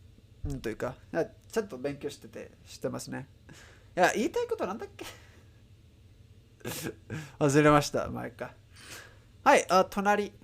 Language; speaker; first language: Japanese; non-native, learner; Spanish